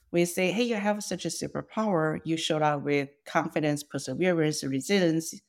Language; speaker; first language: English; non-native, fluent; Chinese